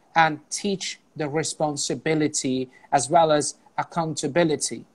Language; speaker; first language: English; non-native, fluent; Azerbaijani